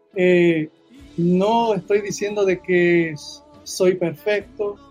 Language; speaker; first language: Spanish; early bilingual, heritage; Spanish